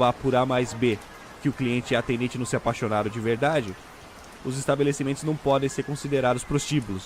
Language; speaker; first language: Portuguese; native; Portuguese